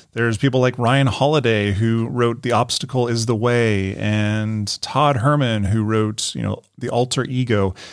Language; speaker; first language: English; native; English